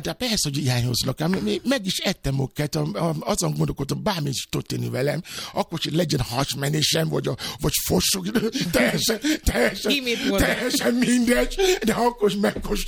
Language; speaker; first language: Hungarian; non-native, fluent; Yoruba